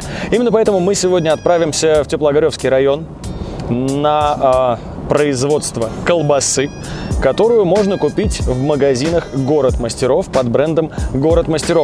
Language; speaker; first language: Russian; native; Russian